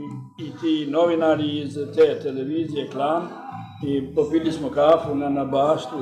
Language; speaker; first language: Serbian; early bilingual, heritage; Serbian